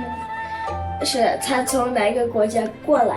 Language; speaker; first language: Chinese; early bilingual, heritage; Chinese